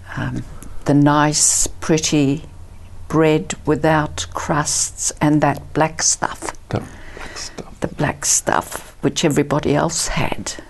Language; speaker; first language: English; early bilingual, other home language; Italian